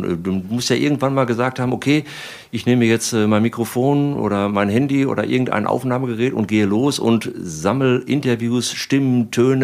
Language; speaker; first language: German; native; German